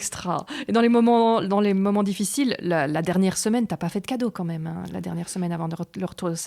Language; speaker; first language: French; native; French